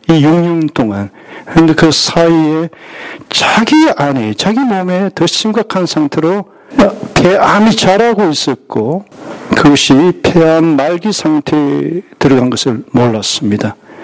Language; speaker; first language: Korean; native; Korean